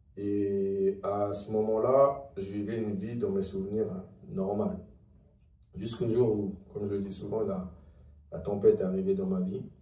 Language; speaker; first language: French; early bilingual, other home language; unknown